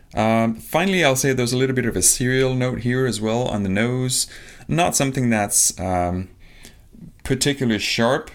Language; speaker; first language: English; non-native, fluent; Danish